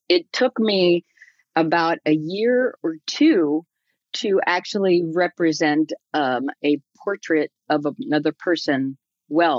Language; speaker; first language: English; native; English